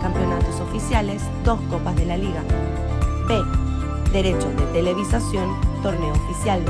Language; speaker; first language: Spanish; native; Spanish